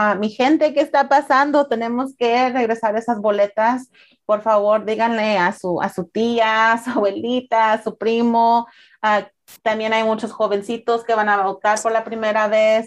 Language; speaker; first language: Spanish; early bilingual, heritage; Spanish